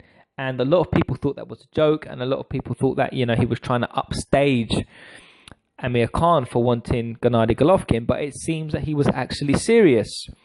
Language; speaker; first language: English; native; English